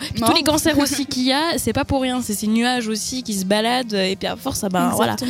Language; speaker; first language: French; non-native, fluent; Spanish